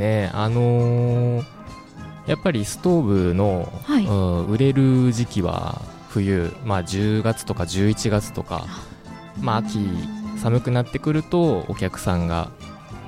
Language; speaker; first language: Japanese; native; Japanese